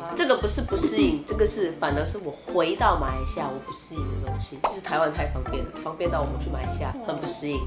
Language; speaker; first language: Chinese; native; Chinese